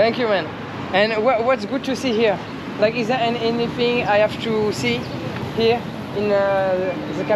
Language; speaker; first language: English; non-native, learner; French